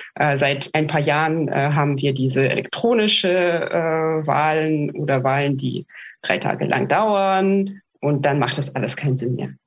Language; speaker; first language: German; non-native, fluent; Russian